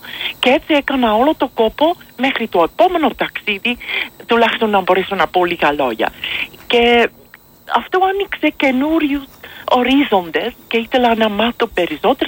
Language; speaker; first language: Greek; non-native, fluent; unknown